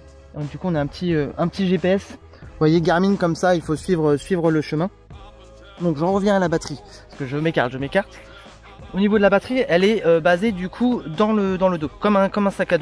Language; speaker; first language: French; native; French